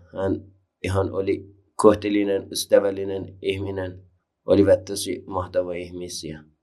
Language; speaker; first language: Finnish; non-native, learner; Persian